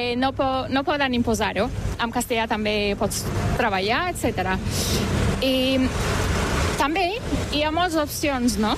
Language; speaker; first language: Catalan; non-native, fluent; Turkish